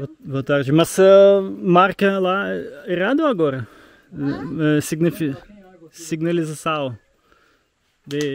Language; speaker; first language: Portuguese; non-native, learner; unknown